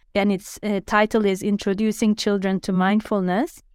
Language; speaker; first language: English; non-native, fluent; Turkish